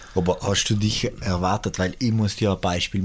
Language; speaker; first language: German; non-native, local second language; Italian